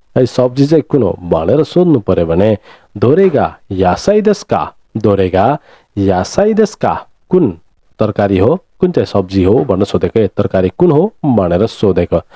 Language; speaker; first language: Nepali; native; Nepali